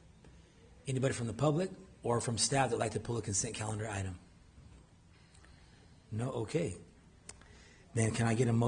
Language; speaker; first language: English; native; English